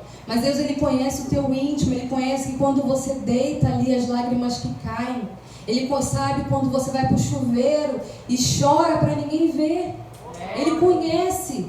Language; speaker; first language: Portuguese; native; Portuguese